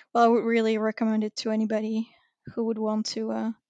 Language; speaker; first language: English; non-native, fluent; French